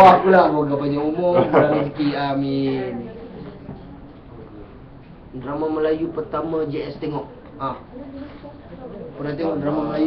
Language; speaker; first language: Malay; native; Malay